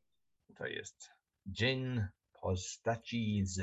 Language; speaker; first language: Polish; non-native, learner; English